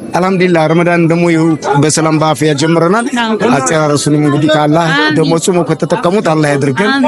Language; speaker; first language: Amharic; native; Amharic